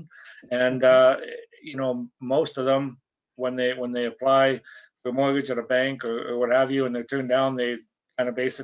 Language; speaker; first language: English; native; English